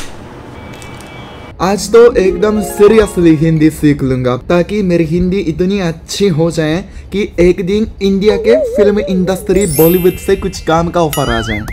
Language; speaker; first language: Hindi; non-native, fluent; Japanese